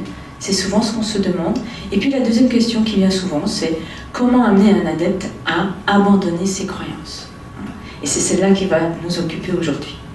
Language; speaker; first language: French; native; French